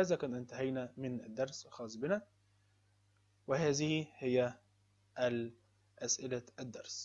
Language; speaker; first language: Arabic; native; Arabic